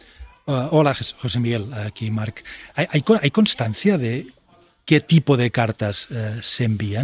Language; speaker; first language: Spanish; native; Spanish